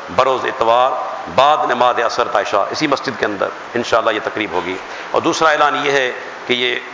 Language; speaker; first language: Urdu; non-native, local second language; Sindhi